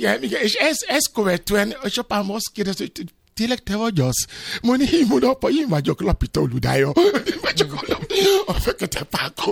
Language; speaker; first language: Hungarian; non-native, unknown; Yoruba